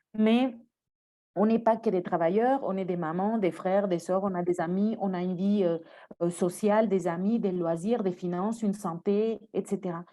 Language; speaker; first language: French; non-native, fluent; Spanish